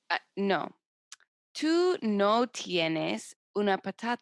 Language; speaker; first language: Spanish; non-native, learner; English